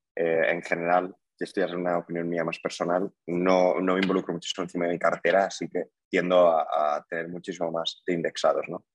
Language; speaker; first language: Spanish; native; Spanish